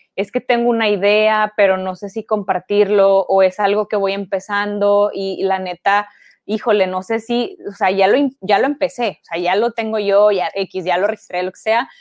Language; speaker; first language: Spanish; native; Spanish